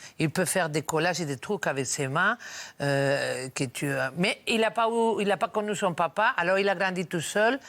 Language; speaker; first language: French; non-native, fluent; Spanish